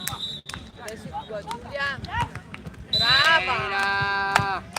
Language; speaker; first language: Italian; native; Italian